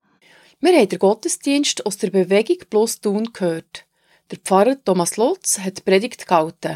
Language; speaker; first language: German; native; German